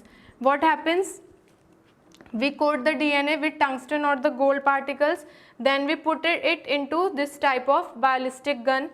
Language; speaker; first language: English; non-native, local second language; Hindi